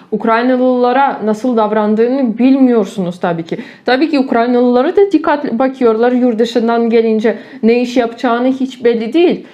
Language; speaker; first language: Turkish; non-native, fluent; Ukrainian